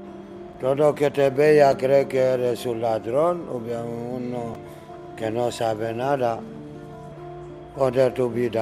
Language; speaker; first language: Spanish; non-native, learner; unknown